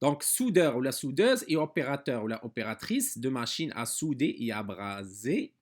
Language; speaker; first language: French; non-native, local second language; Arabic